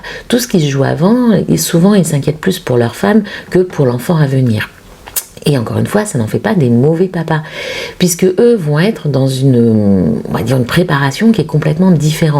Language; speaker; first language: French; native; French